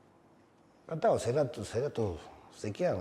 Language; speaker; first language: Indonesian; non-native, fluent; Spanish